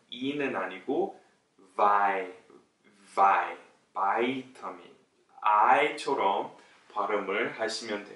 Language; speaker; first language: Korean; non-native, fluent; English